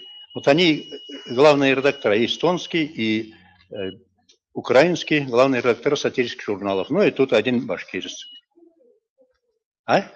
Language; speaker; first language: Russian; non-native, local second language; Bashkir